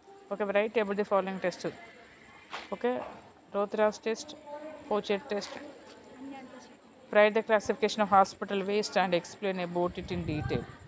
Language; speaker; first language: English; non-native, local second language; Telugu